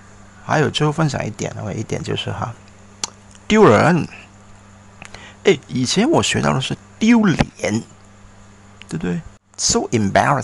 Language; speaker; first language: Chinese; early bilingual, heritage; Chinese